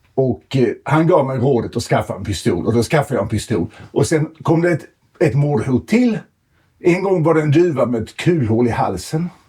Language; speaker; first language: Swedish; native; Swedish